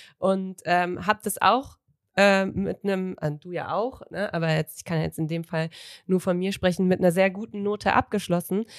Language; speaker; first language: German; native; German